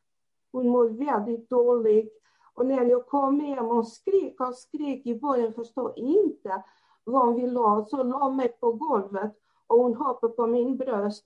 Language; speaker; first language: Swedish; non-native, fluent; Portuguese